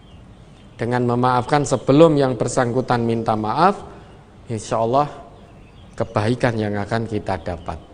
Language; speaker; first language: Indonesian; non-native, local second language; Javanese